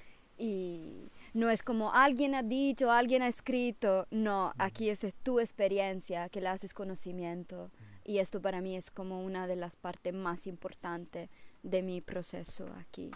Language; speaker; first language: Spanish; non-native, fluent; Italian